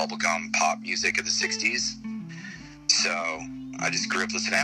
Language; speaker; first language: English; native; English